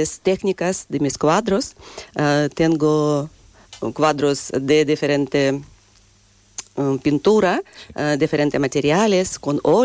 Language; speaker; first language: Spanish; non-native, fluent; Russian